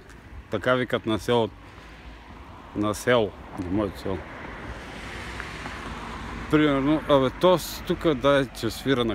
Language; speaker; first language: Bulgarian; native; Bulgarian